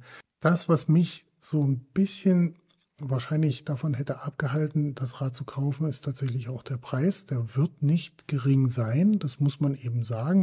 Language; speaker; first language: German; native; German